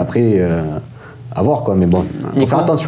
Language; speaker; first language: French; native; French